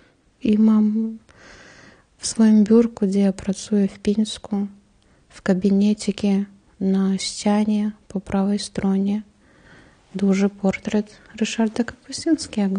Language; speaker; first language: Polish; non-native, learner; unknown